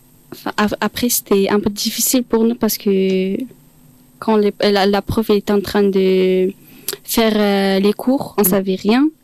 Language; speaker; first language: French; non-native, fluent; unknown